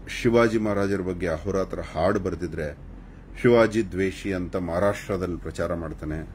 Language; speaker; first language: Kannada; native; Kannada